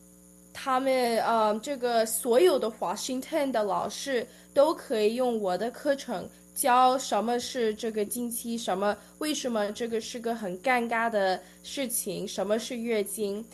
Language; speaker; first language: Chinese; early bilingual, heritage; Chinese